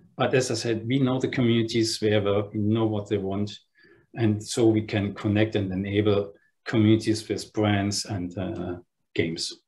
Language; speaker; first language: English; non-native, fluent; German